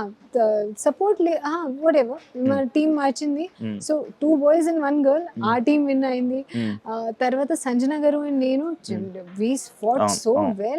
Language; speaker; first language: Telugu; non-native, learner; Hindi